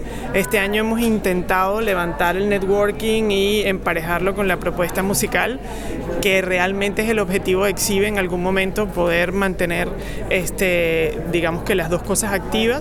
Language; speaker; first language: Spanish; native; Spanish